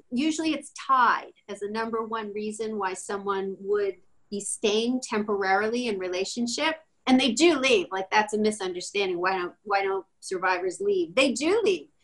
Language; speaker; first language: English; native; English